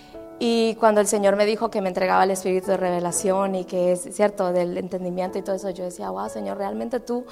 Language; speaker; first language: Spanish; native; Spanish